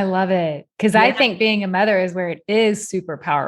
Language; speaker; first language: English; native; English